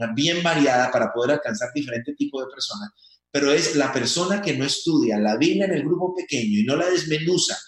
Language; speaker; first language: Spanish; native; Spanish